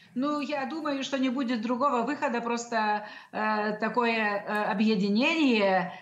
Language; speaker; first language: Russian; non-native, local second language; Lithuanian